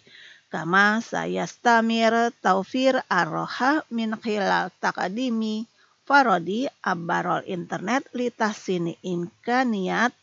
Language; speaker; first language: Arabic; non-native, fluent; Indonesian